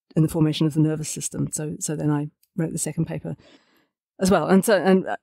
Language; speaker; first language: English; native; English